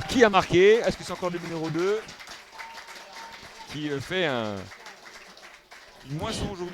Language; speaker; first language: French; native; French